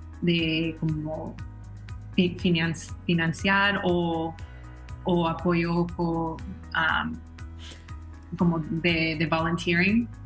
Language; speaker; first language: Spanish; early bilingual, heritage; Spanish